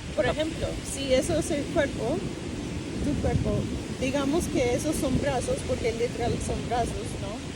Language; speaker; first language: Spanish; early bilingual, heritage; Spanish